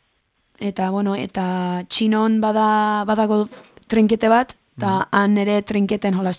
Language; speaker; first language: Basque; early bilingual, heritage; Basque